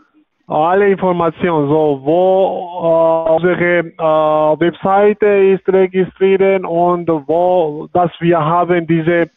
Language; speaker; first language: German; non-native, learner; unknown